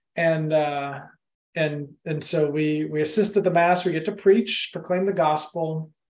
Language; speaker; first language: English; native; English